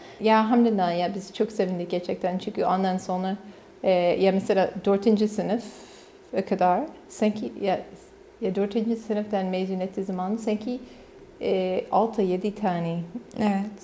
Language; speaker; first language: Turkish; non-native, learner; English